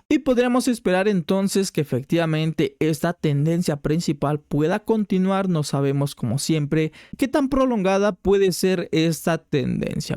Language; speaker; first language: Spanish; native; Spanish